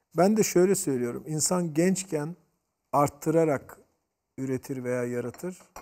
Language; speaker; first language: Turkish; native; Turkish